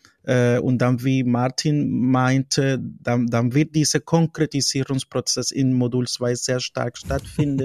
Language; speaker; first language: German; non-native, fluent; Spanish